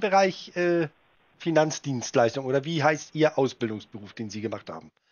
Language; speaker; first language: German; native; German